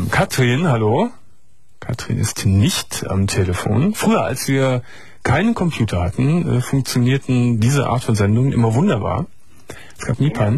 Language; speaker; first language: German; native; German